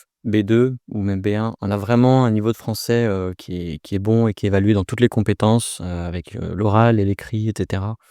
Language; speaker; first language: French; native; French